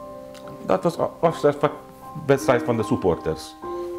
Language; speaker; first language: Dutch; non-native, learner; Hungarian